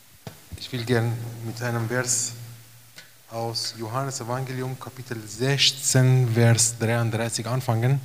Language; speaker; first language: German; non-native, fluent; Romanian